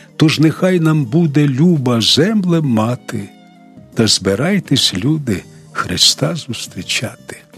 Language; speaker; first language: Ukrainian; non-native, local second language; Russian